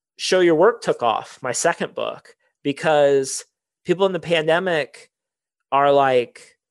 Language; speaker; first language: English; native; English